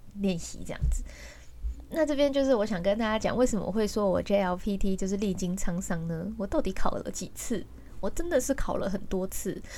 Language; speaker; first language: Chinese; native; Chinese